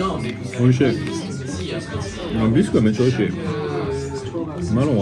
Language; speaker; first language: Japanese; non-native, learner; French